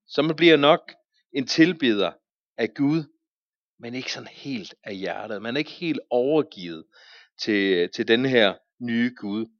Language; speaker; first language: Danish; native; Danish